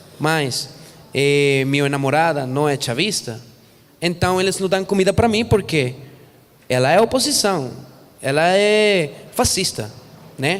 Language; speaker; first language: Portuguese; non-native, fluent; Spanish